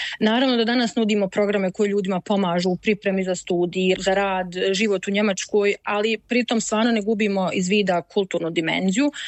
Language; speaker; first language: Croatian; native; Croatian